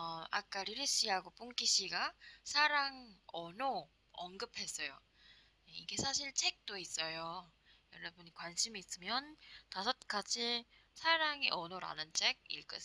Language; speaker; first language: Korean; non-native, learner; Indonesian